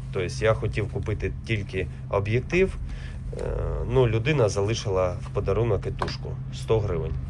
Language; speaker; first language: Ukrainian; native; Ukrainian